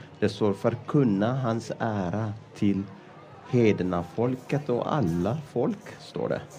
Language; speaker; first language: Swedish; non-native, fluent; Amharic